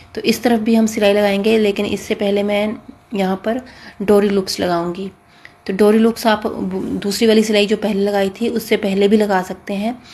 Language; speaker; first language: Hindi; native; Hindi